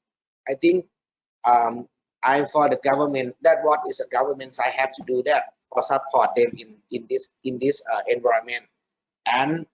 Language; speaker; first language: English; non-native, learner; Thai